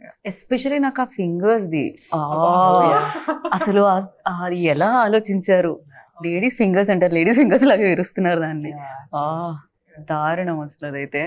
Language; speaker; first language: Telugu; native; Telugu